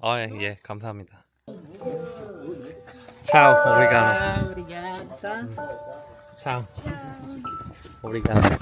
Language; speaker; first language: Korean; native; Korean